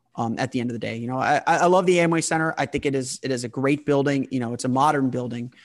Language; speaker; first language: English; native; English